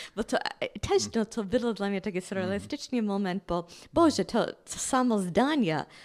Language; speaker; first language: Polish; non-native, fluent; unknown